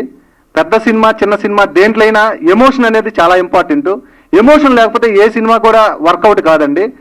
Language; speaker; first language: Telugu; native; Telugu